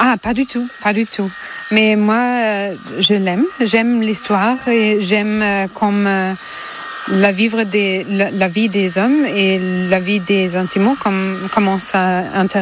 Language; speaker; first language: French; non-native, learner; German